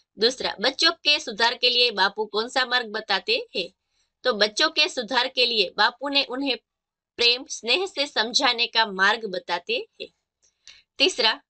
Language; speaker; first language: Hindi; non-native, local second language; Gujarati